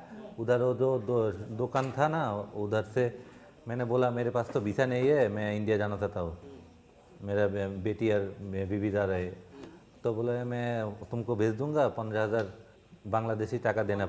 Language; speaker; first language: Hindi; non-native, learner; Bangla